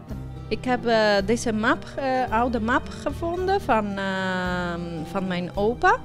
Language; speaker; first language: Dutch; early bilingual, heritage; Italian